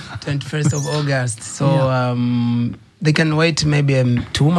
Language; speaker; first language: English; non-native, fluent; Swahili